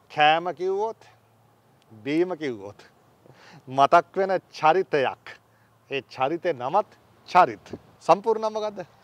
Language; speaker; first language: Sinhala; native; Sinhala